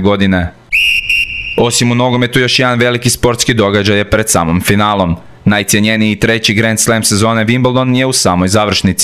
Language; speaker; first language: Croatian; native; Croatian